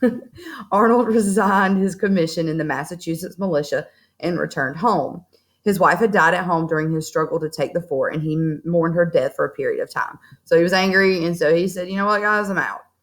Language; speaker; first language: English; native; English